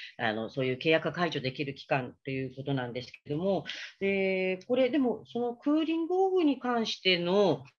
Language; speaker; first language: Japanese; native; Japanese